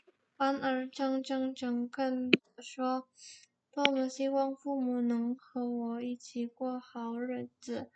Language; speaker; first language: Chinese; non-native, learner; Indonesian